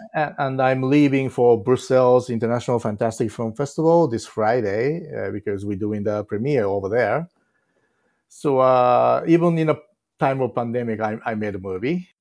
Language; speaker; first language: English; non-native, fluent; Japanese